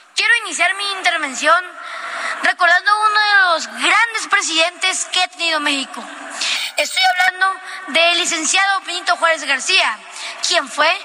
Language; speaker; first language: Spanish; native; Spanish